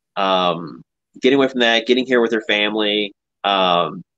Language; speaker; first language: English; native; English